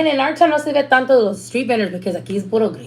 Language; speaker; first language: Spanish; early bilingual, other home language; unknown